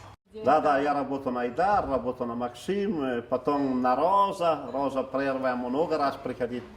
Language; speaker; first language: Russian; non-native, learner; Italian